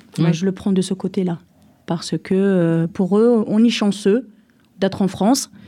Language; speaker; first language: French; non-native, local second language; Arabic